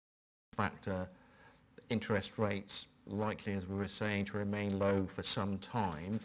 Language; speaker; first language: English; native; English